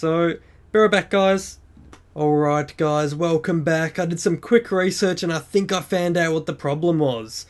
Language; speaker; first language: English; native; English